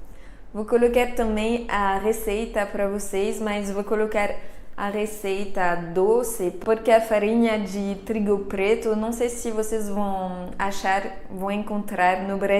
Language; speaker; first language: Portuguese; non-native, fluent; French